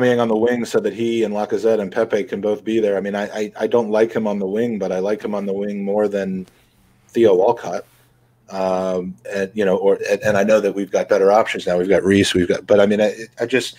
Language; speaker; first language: English; native; English